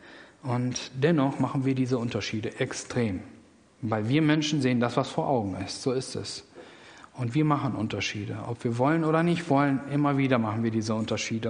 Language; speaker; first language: German; native; German